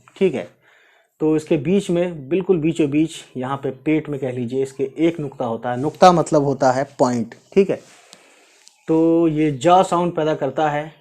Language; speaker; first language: Hindi; native; Hindi